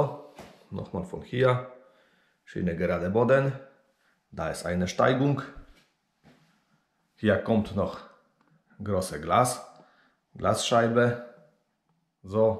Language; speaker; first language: German; non-native, learner; Polish